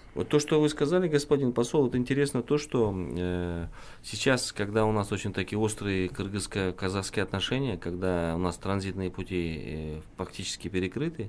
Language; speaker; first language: Russian; non-native, local second language; Kyrgyz